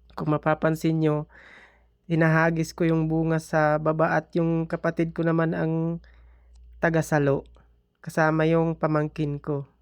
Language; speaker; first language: Filipino; non-native, local second language; Cebuano